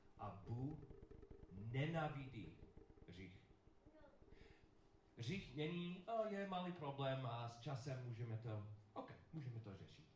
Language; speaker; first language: Czech; non-native, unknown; English